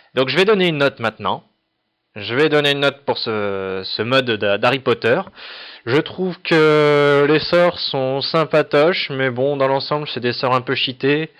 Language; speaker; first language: French; native; French